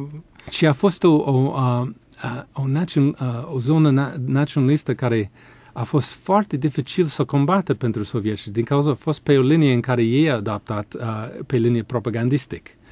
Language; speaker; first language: Romanian; non-native, fluent; English